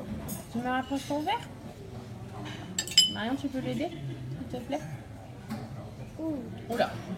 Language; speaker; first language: French; native; French